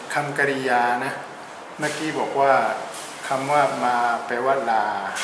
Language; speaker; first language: Thai; non-native, fluent; Burmese